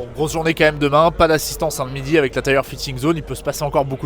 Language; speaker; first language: French; native; French